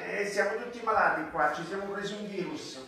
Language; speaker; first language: Italian; native; Italian